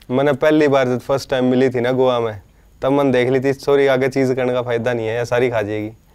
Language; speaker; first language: Hindi; native; Hindi